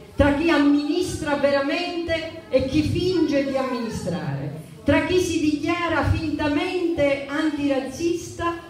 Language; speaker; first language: Italian; native; Italian